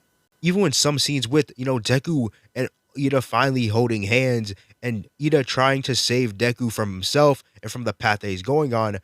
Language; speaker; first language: English; native; English